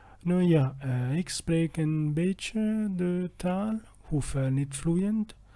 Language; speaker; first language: Dutch; non-native, learner; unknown